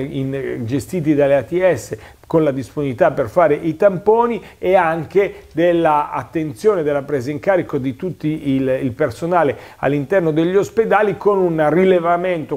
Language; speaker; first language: Italian; native; Italian